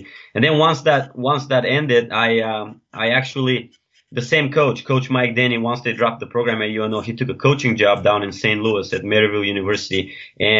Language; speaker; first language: English; non-native, fluent; Bulgarian